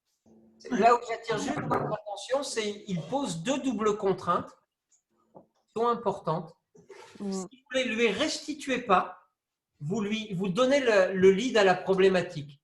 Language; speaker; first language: French; native; French